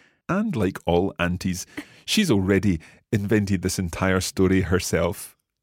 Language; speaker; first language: English; native; English